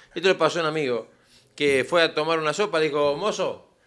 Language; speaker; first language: Spanish; native; Spanish